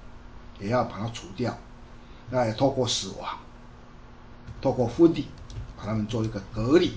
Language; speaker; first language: Chinese; native; Chinese